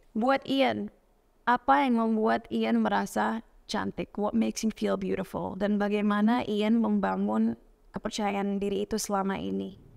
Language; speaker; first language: Indonesian; native; Indonesian